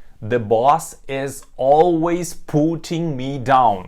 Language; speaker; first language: English; non-native, fluent; Ukrainian